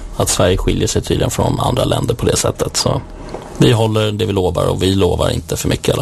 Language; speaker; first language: Swedish; native; Swedish